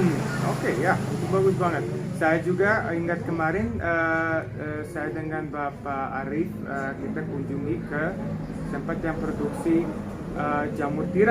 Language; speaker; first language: Indonesian; non-native, fluent; Serbian